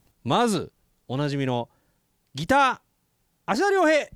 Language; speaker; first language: Japanese; native; Japanese